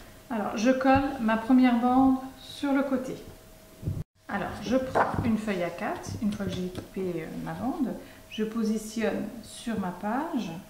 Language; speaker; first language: French; native; French